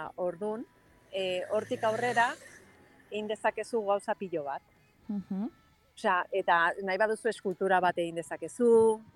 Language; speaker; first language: Basque; non-native, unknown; Catalan